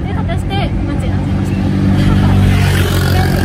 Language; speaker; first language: Japanese; native; Japanese